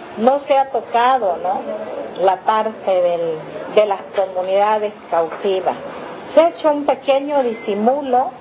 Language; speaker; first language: Spanish; non-native, local second language; Guarani